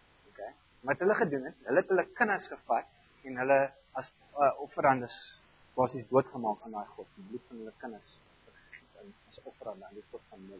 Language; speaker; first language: Afrikaans; non-native, fluent; German